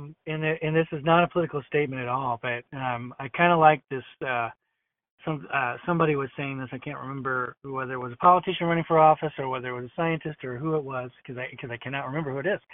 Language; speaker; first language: English; native; English